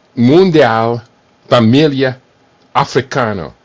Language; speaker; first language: Spanish; non-native, learner; English